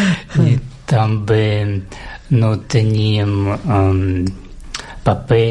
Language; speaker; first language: Catalan; non-native, learner; Russian